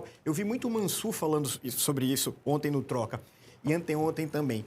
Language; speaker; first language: Portuguese; native; Portuguese